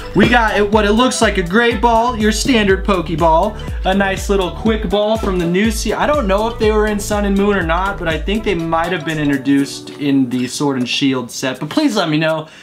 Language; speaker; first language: English; native; English